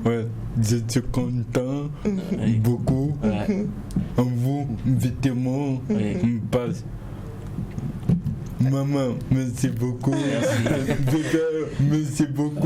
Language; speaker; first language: French; non-native, learner; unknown